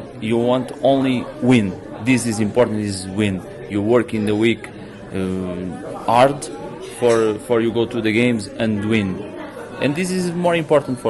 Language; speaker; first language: English; non-native, learner; Portuguese